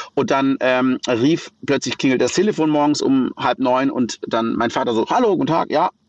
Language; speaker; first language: German; native; German